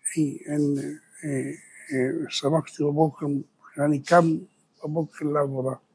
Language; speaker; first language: Hebrew; early bilingual, other home language; Spanish